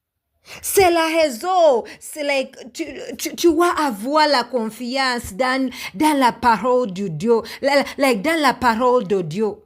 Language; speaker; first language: French; non-native, learner; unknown